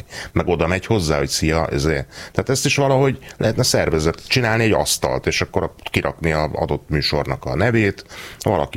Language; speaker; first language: Hungarian; native; Hungarian